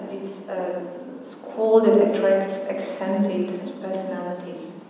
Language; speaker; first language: English; non-native, fluent; Slovak